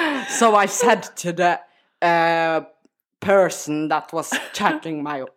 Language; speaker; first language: English; non-native, learner; Norwegian